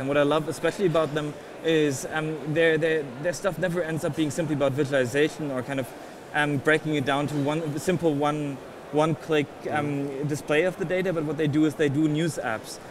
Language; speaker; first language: English; non-native, fluent; German